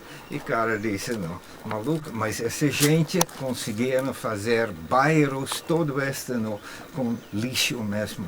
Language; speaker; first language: Portuguese; non-native, fluent; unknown